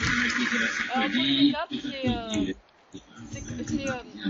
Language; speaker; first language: French; native; French